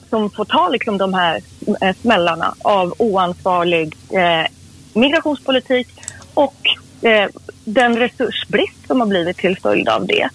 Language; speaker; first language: Swedish; early bilingual, other home language; Persian